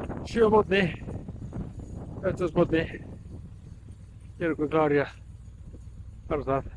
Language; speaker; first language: Icelandic; native; Icelandic